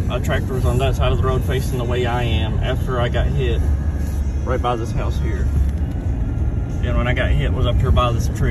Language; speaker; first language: English; native; English